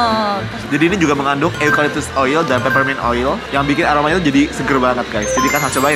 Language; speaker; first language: Indonesian; native; Indonesian